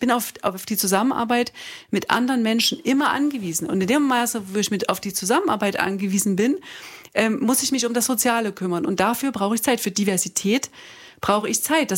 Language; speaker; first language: German; native; German